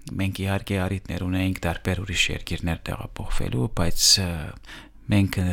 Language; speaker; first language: Armenian; early bilingual, heritage; Armenian